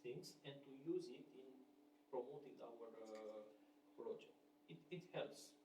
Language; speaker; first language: English; non-native, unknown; Romanian